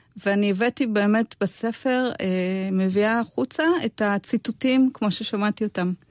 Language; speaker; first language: Hebrew; native; Hebrew